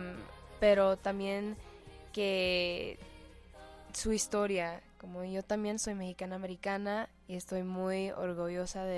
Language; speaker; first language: Spanish; early bilingual, heritage; English